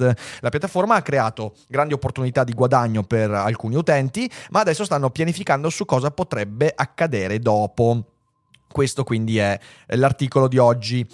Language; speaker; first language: Italian; native; Italian